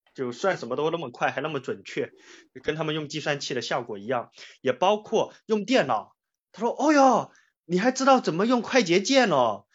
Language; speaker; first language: Chinese; native; Chinese